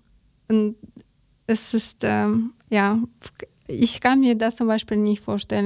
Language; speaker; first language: German; non-native, learner; Ukrainian